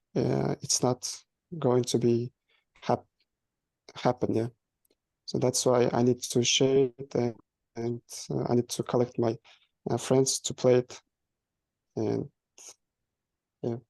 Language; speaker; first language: English; non-native, learner; Kazakh